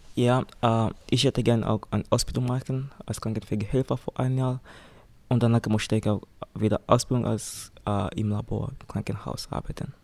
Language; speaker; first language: German; non-native, learner; Swahili